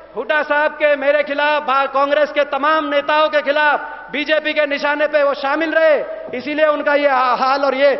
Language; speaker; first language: Hindi; native; Hindi